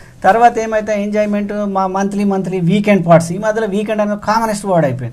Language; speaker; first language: Telugu; native; Telugu